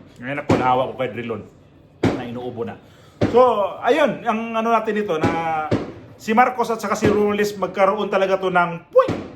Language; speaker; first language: Filipino; non-native, local second language; Cebuano